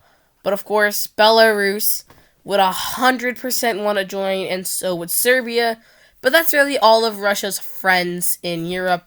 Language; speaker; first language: English; non-native, fluent; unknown